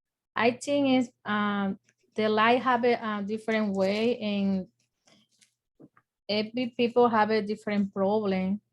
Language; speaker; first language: English; non-native, learner; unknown